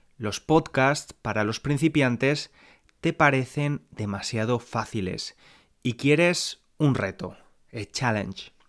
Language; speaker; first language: Spanish; native; Spanish